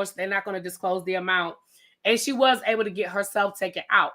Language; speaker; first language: English; native; English